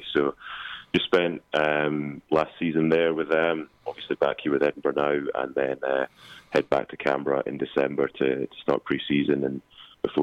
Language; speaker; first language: English; native; English